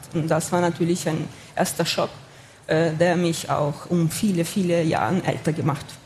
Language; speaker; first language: German; non-native, fluent; Ukrainian